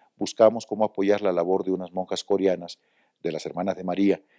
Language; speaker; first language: Spanish; native; Spanish